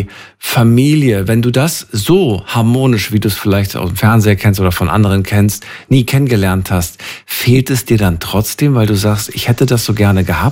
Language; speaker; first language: German; native; German